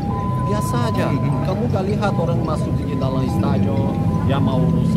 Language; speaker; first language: Indonesian; non-native, fluent; Portuguese